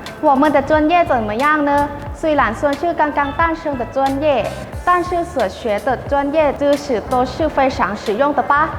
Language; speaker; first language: Chinese; non-native, learner; Thai